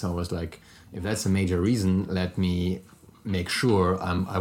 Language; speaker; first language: English; non-native, fluent; German